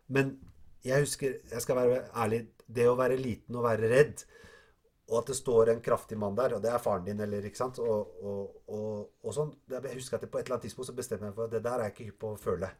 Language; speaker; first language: Norwegian; early bilingual, other home language; Arabic